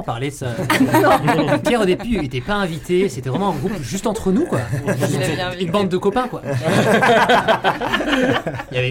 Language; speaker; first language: French; native; French